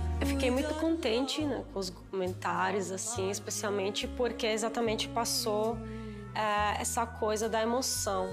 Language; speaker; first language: Portuguese; non-native, fluent; Italian